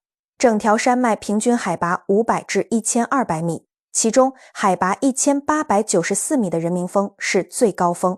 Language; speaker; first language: Chinese; native; Chinese